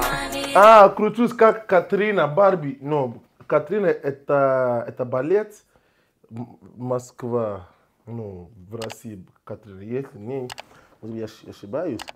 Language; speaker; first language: Russian; non-native, learner; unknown